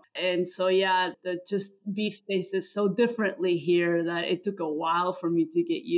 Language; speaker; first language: English; non-native, fluent; Spanish